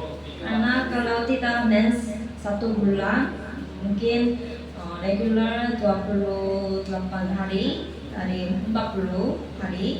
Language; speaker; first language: Indonesian; non-native, learner; Korean